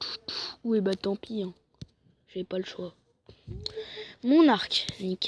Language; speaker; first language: French; native; French